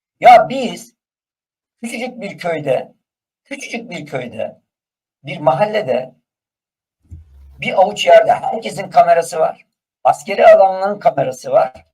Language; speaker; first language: Turkish; native; Turkish